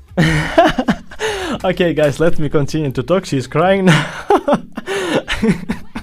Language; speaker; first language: English; non-native, fluent; Russian